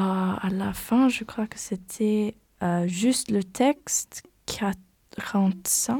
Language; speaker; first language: French; non-native, learner; German